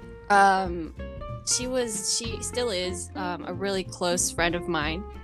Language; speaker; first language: English; early bilingual, other home language; Japanese